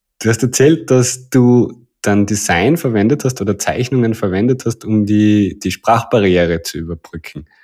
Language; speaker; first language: German; native; German